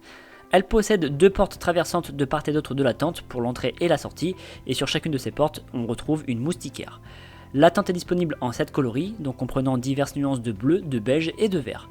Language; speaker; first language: French; native; French